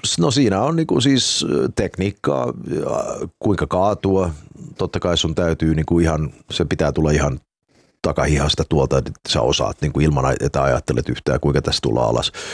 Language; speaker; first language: Finnish; early bilingual, heritage; Finnish